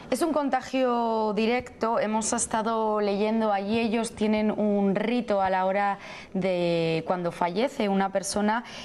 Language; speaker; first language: Spanish; native; Spanish